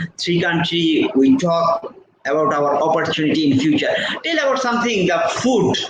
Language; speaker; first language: English; non-native, fluent; Bangla